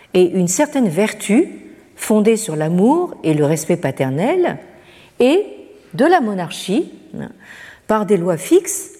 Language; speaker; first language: French; native; French